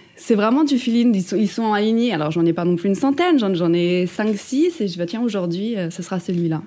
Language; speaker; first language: French; native; French